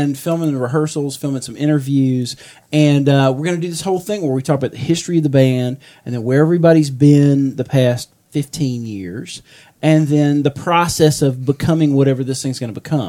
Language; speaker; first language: English; native; English